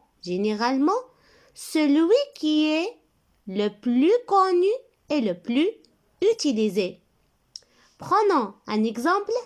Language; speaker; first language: French; non-native, local second language; Arabic